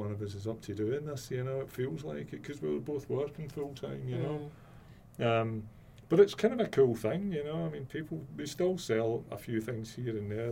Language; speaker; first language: English; native; English